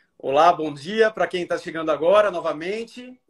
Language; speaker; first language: Portuguese; native; Portuguese